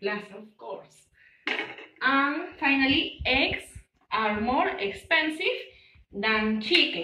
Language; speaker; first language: English; non-native, learner; Spanish